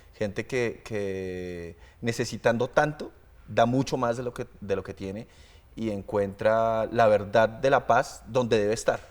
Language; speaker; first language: Spanish; native; Spanish